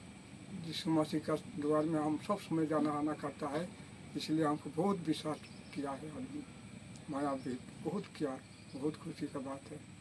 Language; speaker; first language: Hindi; non-native, local second language; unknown